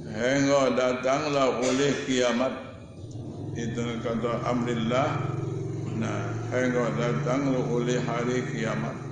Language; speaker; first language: Malay; native; Malay